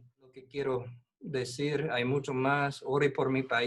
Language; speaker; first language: Spanish; non-native, fluent; English